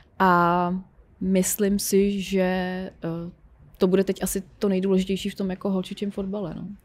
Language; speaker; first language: Czech; native; Czech